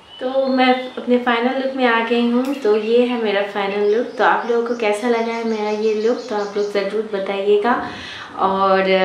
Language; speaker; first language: Hindi; non-native, local second language; Bangla